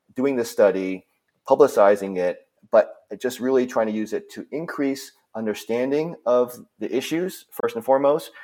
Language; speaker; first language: English; native; English